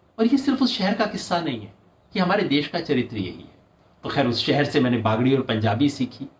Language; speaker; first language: Hindi; native; Hindi